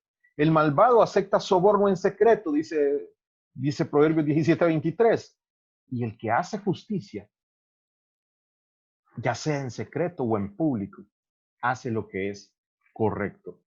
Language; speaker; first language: Spanish; native; Spanish